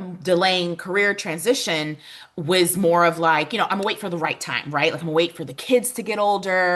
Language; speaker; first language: English; native; English